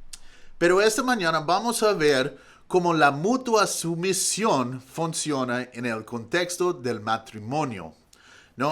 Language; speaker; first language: Spanish; non-native, fluent; English